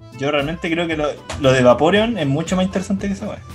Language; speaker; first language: Spanish; native; Spanish